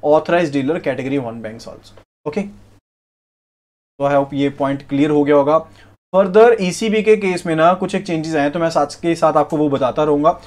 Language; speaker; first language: Hindi; native; Hindi